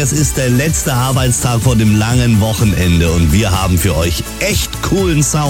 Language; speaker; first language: German; native; German